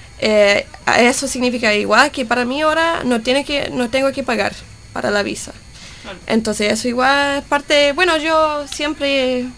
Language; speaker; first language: Spanish; non-native, fluent; English